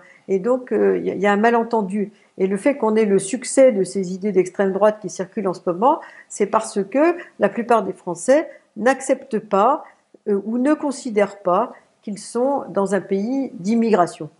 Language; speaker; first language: French; native; French